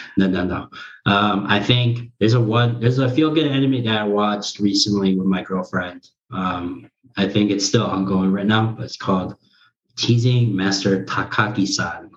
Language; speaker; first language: English; early bilingual, other home language; Korean